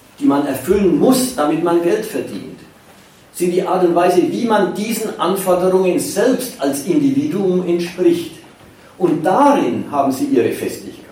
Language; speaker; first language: German; native; German